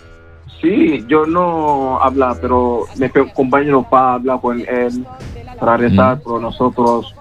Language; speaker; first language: Spanish; non-native, learner; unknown